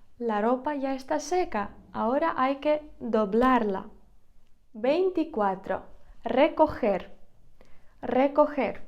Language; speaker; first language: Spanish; non-native, fluent; Ukrainian